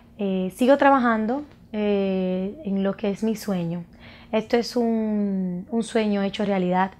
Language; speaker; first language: Spanish; native; Spanish